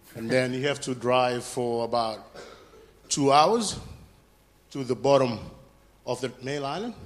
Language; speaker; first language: English; non-native, fluent; Fijian